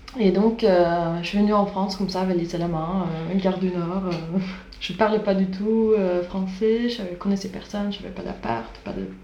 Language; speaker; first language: French; non-native, fluent; Swedish